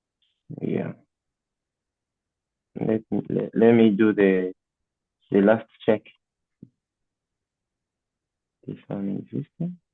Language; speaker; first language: English; non-native, learner; Portuguese